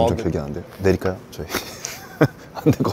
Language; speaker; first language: Korean; native; Korean